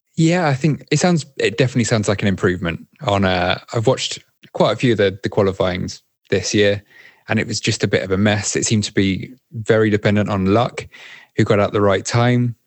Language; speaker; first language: English; native; English